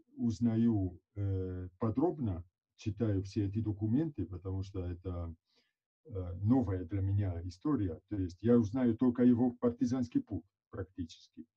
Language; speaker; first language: Russian; non-native, fluent; Italian